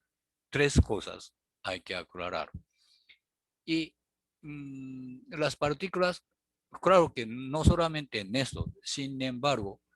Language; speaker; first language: Spanish; non-native, learner; Japanese